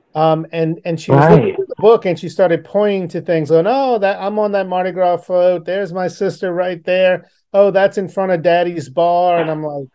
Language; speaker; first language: English; native; English